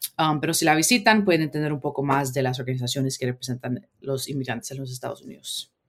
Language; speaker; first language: Spanish; early bilingual, heritage; Spanish